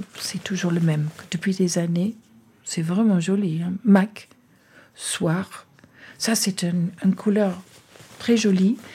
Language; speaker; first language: French; non-native, fluent; English